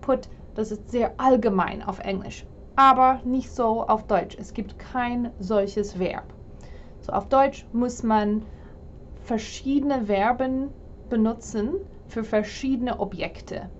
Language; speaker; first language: German; non-native, fluent; English